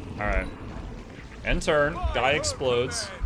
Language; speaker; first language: English; native; English